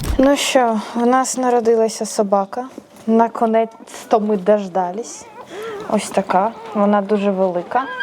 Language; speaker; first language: Ukrainian; non-native, local second language; Russian